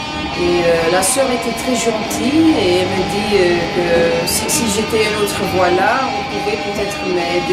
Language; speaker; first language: French; non-native, learner; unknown